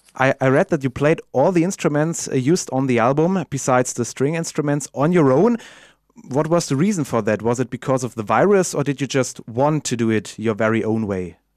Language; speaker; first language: English; non-native, fluent; German